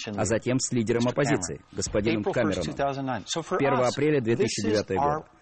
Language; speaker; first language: Russian; non-native, fluent; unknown